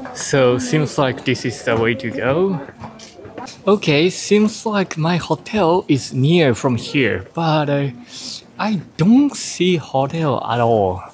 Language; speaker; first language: English; non-native, fluent; Japanese